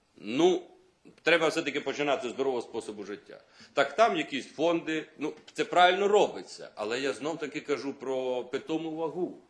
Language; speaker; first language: Ukrainian; native; Ukrainian